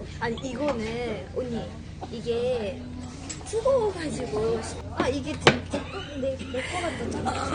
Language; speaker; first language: Korean; non-native, fluent; Japanese